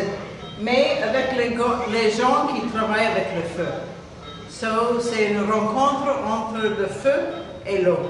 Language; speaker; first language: French; non-native, fluent; English